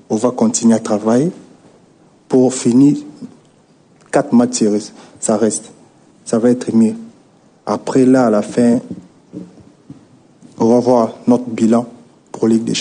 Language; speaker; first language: French; non-native, local second language; Lingala